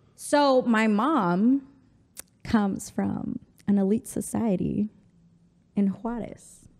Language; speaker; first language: English; early bilingual, other home language; Spanish